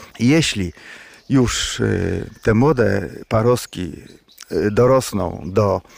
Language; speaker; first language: Polish; native; Polish